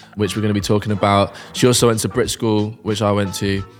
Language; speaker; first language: English; native; English